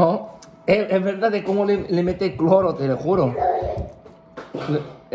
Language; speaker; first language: Spanish; non-native, learner; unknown